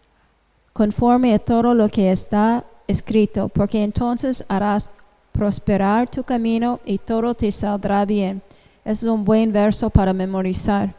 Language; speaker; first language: Spanish; non-native, fluent; English